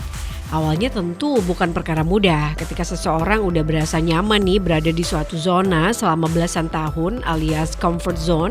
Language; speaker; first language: Indonesian; native; Indonesian